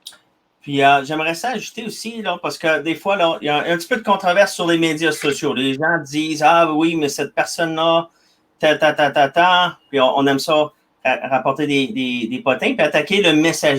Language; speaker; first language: French; native; French